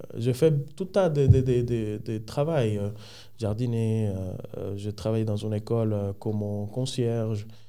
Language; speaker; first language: French; non-native, fluent; Spanish